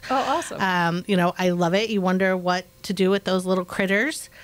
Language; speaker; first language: English; native; English